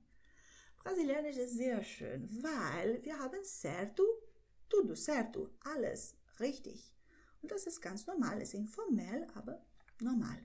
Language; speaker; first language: German; non-native, fluent; Portuguese